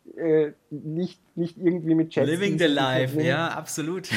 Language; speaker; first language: German; native; German